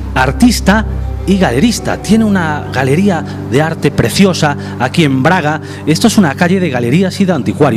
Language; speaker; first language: Spanish; native; Spanish